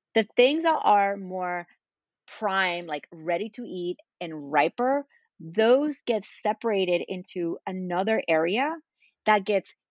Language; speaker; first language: English; non-native, fluent; Spanish